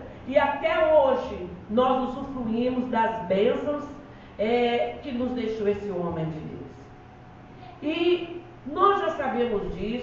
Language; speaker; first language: Portuguese; native; Portuguese